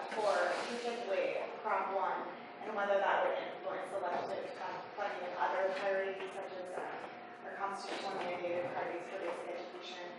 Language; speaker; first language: English; native; English